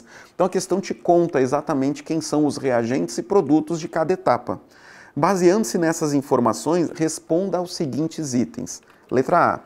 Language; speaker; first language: Portuguese; native; Portuguese